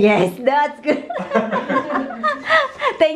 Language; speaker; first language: English; non-native, learner; Indonesian